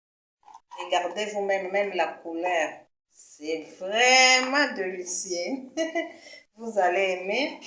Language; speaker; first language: French; non-native, local second language; Lingala